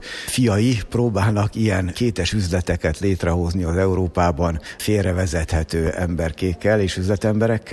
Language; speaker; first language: Hungarian; native; Hungarian